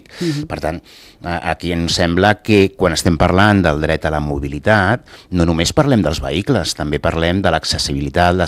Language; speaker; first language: Catalan; native; Catalan